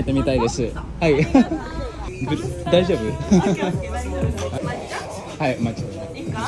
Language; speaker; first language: Japanese; non-native, learner; Filipino